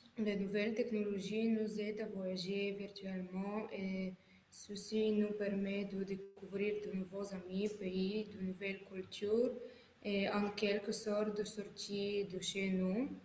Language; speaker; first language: French; non-native, learner; Bulgarian